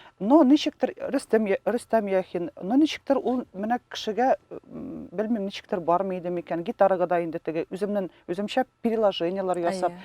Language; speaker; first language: Tatar; non-native, local second language; Russian